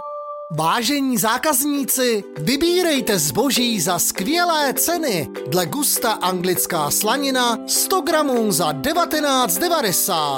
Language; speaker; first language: Czech; native; Czech